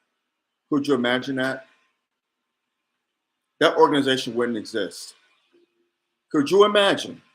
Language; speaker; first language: English; native; English